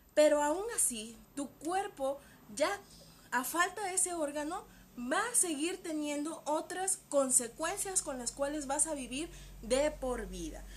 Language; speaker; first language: Spanish; native; Spanish